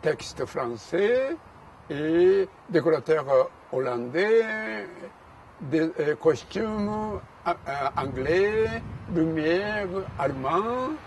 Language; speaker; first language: French; non-native, learner; Japanese